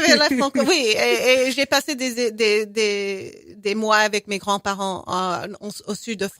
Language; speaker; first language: French; non-native, fluent; English